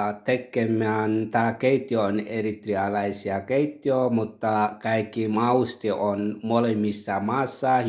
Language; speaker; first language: Finnish; non-native, learner; Tigrinya